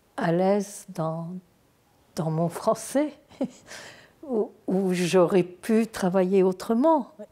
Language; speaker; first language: French; non-native, fluent; Turkish